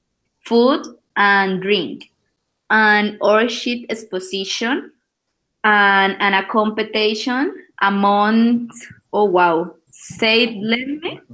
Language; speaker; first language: English; non-native, learner; Spanish